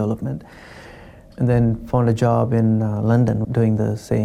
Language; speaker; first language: English; non-native, local second language; Tamil